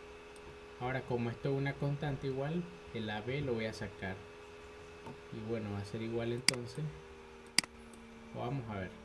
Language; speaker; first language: Spanish; native; Spanish